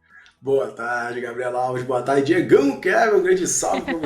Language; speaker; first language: Portuguese; native; Portuguese